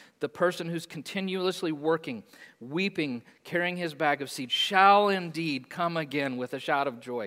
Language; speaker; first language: English; native; English